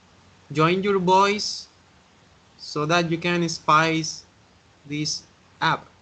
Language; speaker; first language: English; non-native, learner; Spanish